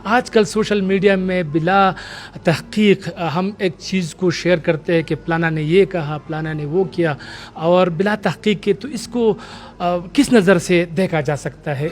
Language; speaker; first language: Urdu; non-native, local second language; Pashto